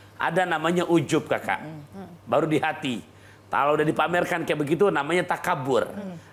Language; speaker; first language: Indonesian; native; Indonesian